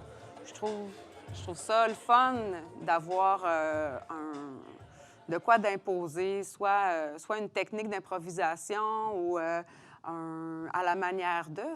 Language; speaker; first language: French; native; French